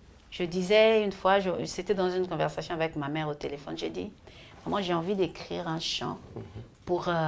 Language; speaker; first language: French; non-native, local second language; Lingala